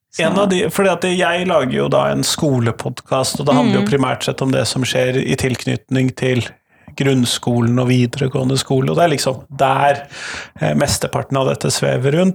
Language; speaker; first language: Norwegian; native; Norwegian